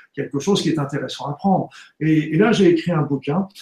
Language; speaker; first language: French; native; French